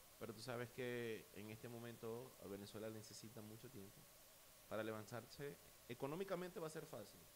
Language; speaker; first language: Spanish; native; Spanish